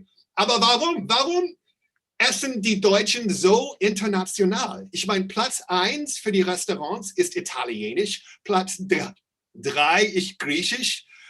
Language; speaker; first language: German; non-native, fluent; English